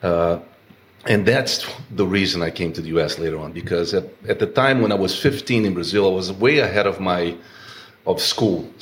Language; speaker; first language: English; non-native, fluent; Portuguese